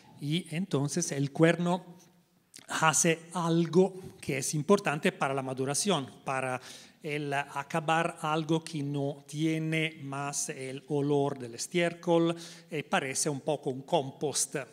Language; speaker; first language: Spanish; non-native, learner; Italian